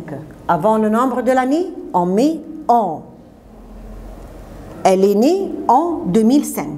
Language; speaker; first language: French; non-native, fluent; Arabic